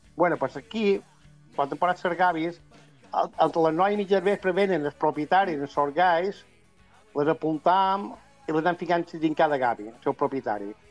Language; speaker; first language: Catalan; native; Catalan